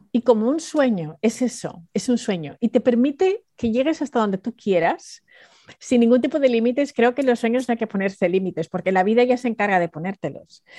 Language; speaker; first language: Spanish; early bilingual, other home language; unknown